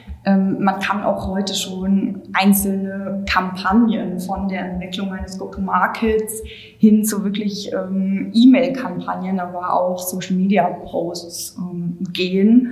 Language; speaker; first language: German; native; German